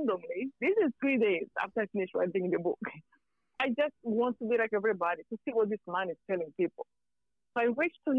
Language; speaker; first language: English; non-native, local second language; Kinyarwanda